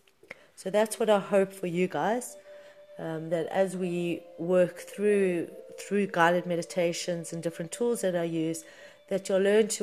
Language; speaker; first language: English; native; English